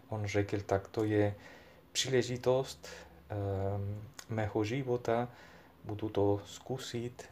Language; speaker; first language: Czech; non-native, fluent; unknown